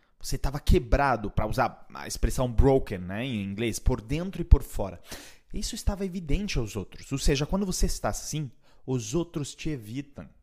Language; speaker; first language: Portuguese; non-native, fluent; Italian